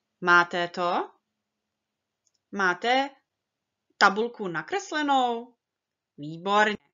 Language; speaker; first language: Czech; early bilingual, heritage; Czech